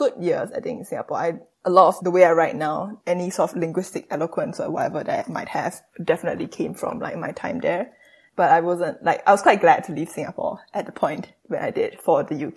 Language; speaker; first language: English; native; English